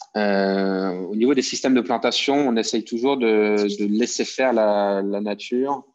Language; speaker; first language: French; native; French